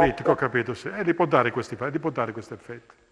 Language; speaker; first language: Italian; native; Italian